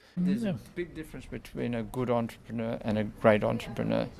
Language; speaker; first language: English; native; English